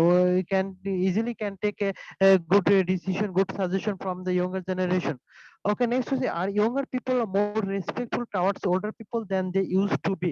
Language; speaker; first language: English; non-native, fluent; Bangla